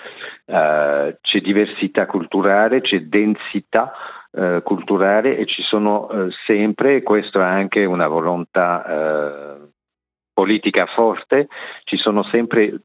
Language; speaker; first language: Italian; non-native, local second language; French